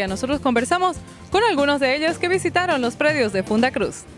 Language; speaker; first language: Spanish; native; Spanish